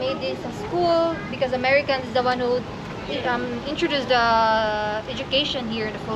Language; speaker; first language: English; non-native, local second language; Cebuano